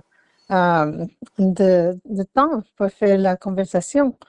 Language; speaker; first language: French; non-native, learner; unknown